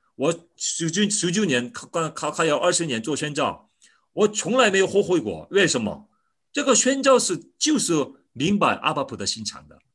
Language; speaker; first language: Chinese; non-native, fluent; Korean